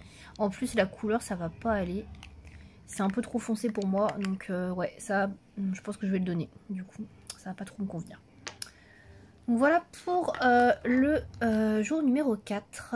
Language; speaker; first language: French; native; French